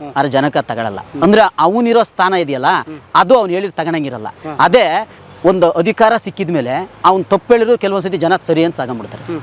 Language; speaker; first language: Kannada; native; Kannada